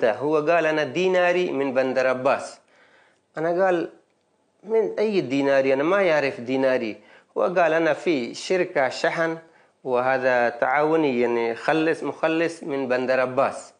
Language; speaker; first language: Arabic; non-native, learner; Baluchi